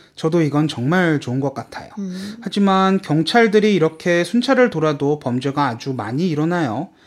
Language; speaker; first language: Korean; native; Korean